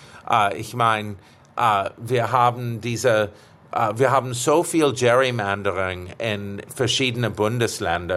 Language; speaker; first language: German; non-native, fluent; English